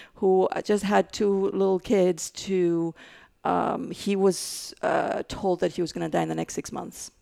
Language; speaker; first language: English; non-native, fluent; Greek